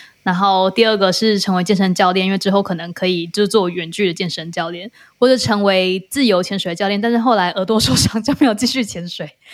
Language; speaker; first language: Chinese; native; Chinese